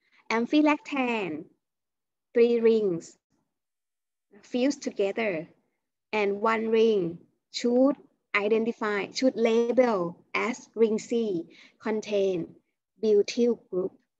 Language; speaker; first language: English; non-native, fluent; Thai